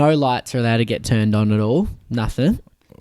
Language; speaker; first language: English; native; English